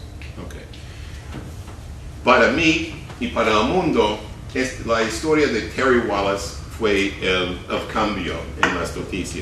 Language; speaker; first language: Spanish; non-native, fluent; English